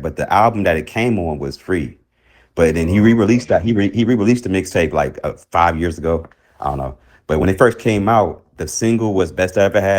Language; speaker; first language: English; native; English